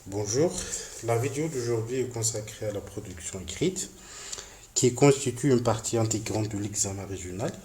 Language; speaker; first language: French; non-native, local second language; Arabic